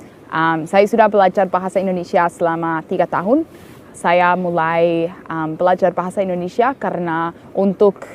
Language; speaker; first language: Indonesian; non-native, fluent; English